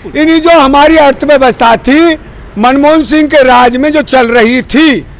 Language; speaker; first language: Hindi; native; Hindi